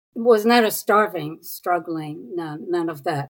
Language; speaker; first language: English; non-native, fluent; Hebrew